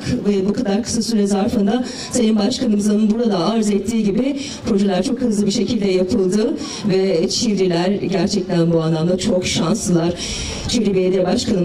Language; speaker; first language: Turkish; native; Turkish